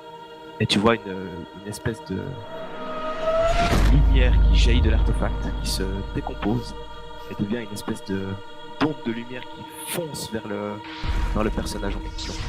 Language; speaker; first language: French; native; French